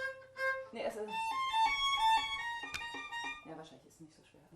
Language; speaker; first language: German; native; German